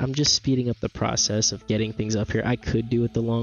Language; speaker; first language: English; native; English